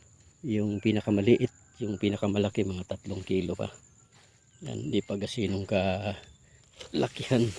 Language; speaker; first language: Filipino; native; Filipino